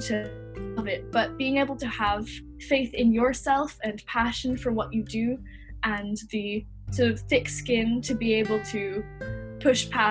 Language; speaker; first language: English; native; English